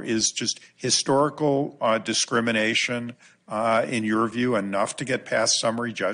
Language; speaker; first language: English; native; English